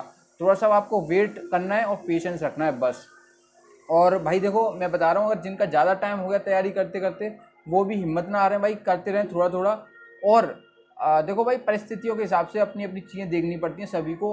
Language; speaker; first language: Hindi; native; Hindi